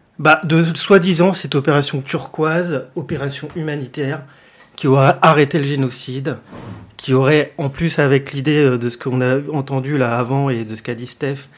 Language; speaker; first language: French; native; French